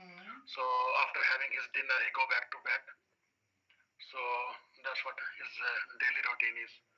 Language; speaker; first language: English; non-native, learner; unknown